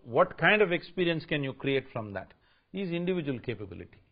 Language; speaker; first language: English; non-native, local second language; Tamil